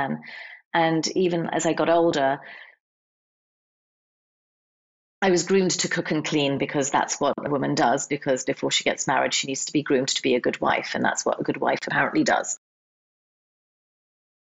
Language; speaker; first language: English; native; English